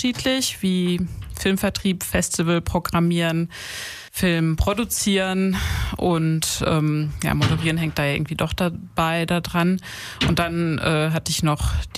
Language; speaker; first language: German; native; German